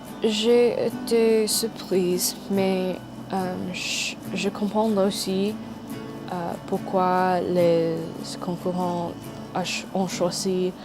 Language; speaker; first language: French; non-native, learner; English